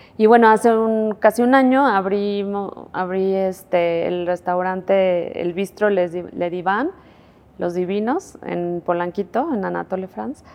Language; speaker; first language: Spanish; native; Spanish